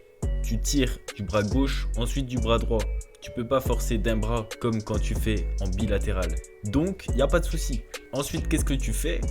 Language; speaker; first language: French; native; French